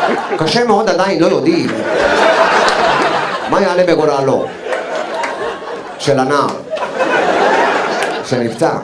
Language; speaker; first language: Hebrew; native; Hebrew